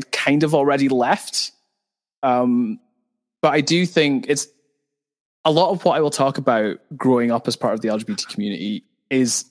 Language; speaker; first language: English; native; English